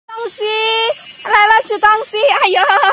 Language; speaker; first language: Chinese; non-native, learner; Indonesian